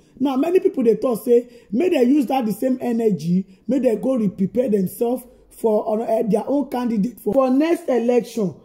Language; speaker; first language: Nigerian Pidgin; native; Nigerian Pidgin